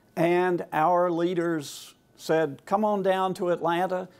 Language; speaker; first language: English; native; English